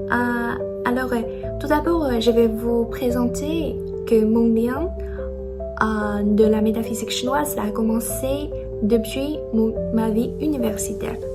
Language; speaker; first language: French; non-native, learner; Chinese